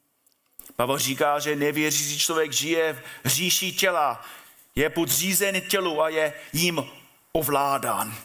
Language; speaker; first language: Czech; non-native, fluent; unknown